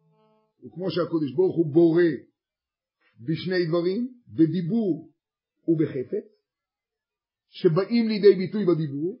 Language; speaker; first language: Hebrew; native; Hebrew